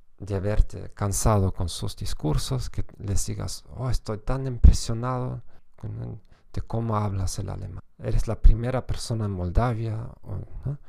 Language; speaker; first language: Spanish; non-native, fluent; German